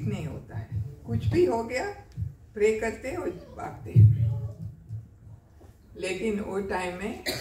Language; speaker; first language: Hindi; non-native, local second language; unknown